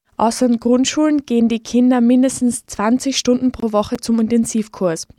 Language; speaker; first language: German; native; German